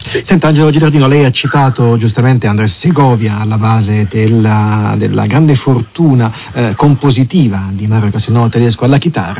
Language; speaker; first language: Italian; native; Italian